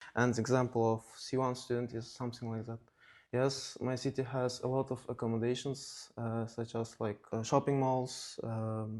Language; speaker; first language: English; non-native, fluent; Kazakh